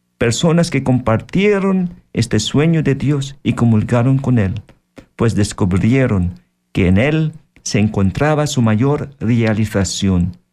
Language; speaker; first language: Spanish; non-native, fluent; Filipino